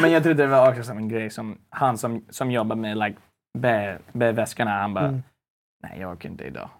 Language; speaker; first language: Swedish; non-native, fluent; English